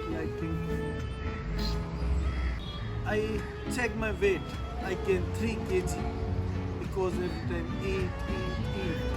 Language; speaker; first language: English; non-native, learner; Hindi